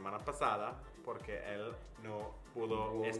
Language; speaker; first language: Spanish; non-native, fluent; English